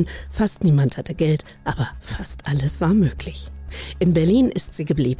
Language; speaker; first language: German; native; German